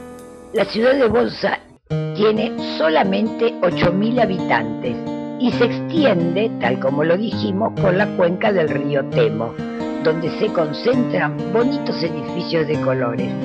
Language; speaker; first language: Spanish; native; Spanish